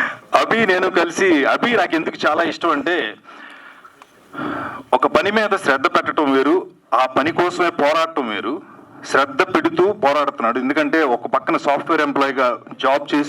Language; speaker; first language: Telugu; native; Telugu